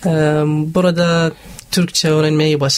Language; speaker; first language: Turkish; non-native, learner; Arabic